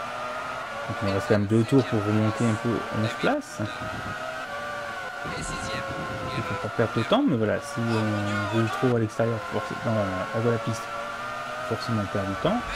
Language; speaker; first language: French; native; French